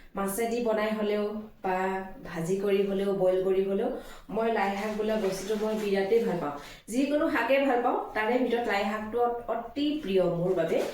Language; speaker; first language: Assamese; non-native, local second language; Manipuri